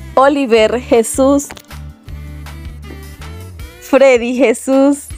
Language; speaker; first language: Spanish; native; Spanish